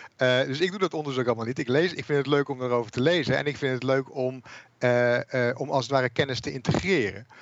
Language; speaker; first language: Dutch; native; Dutch